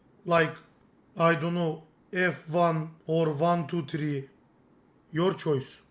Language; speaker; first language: English; non-native, learner; Turkish